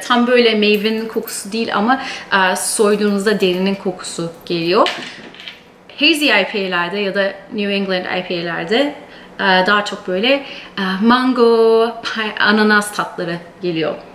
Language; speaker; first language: Turkish; early bilingual, heritage; Turkish